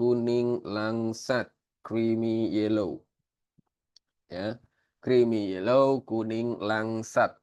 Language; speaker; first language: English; non-native, fluent; Indonesian